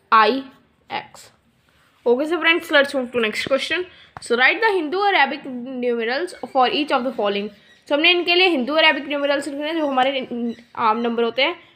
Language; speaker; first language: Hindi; non-native, local second language; Punjabi